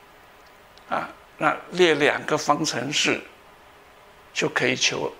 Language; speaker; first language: Chinese; native; Chinese